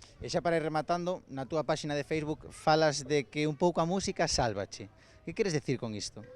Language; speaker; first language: Galician; native; Galician